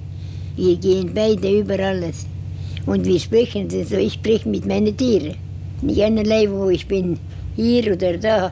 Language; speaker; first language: German; non-native, learner; Estonian